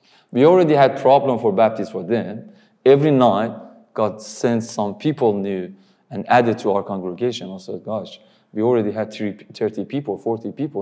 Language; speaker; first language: English; non-native, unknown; Persian